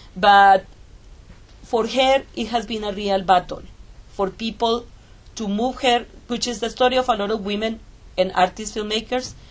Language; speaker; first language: English; non-native, fluent; Spanish